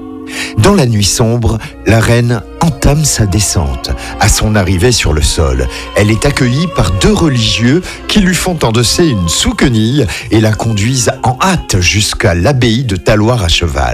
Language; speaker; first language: French; native; French